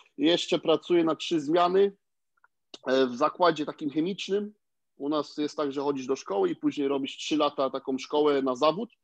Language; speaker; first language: Polish; early bilingual, heritage; Polish